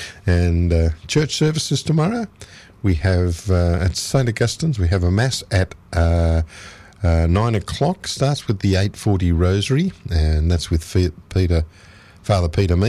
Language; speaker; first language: English; native; English